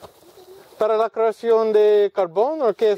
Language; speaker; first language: Spanish; non-native, learner; English